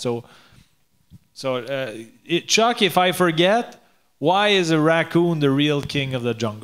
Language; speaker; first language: English; non-native, learner; French